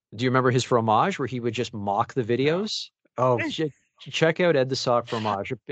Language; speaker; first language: English; native; English